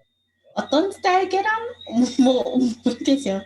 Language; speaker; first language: Korean; non-native, learner; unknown